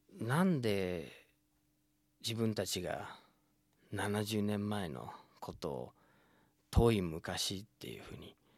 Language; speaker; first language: Japanese; non-native, fluent; English